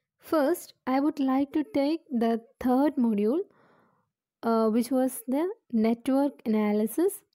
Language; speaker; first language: English; non-native, local second language; Malayalam